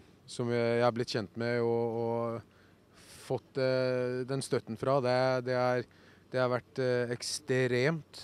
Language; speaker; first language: Norwegian; non-native, fluent; Icelandic